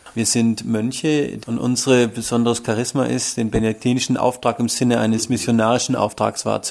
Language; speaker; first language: German; native; German